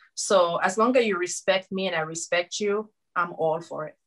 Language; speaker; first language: English; non-native, fluent; Susu